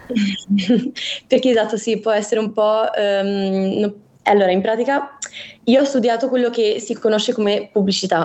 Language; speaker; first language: Italian; native; Italian